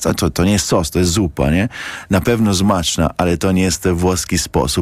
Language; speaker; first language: Polish; non-native, learner; Italian